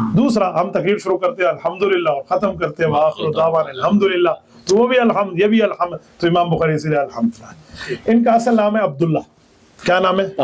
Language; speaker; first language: Urdu; non-native, local second language; Punjabi